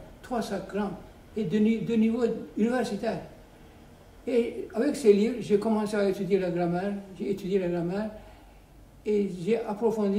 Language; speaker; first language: French; non-native, fluent; Turkish